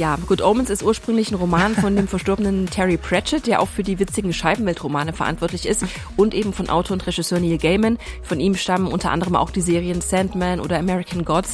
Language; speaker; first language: German; native; German